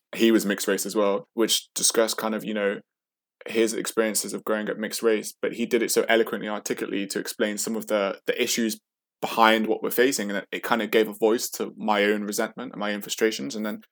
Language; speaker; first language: English; native; English